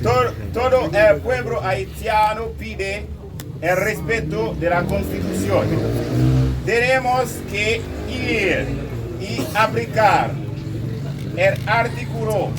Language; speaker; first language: Spanish; non-native, local second language; Haitian Creole